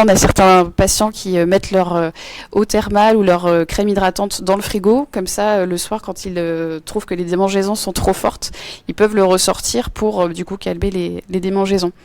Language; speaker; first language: French; native; French